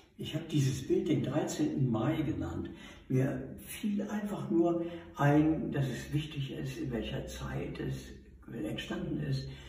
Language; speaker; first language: German; native; German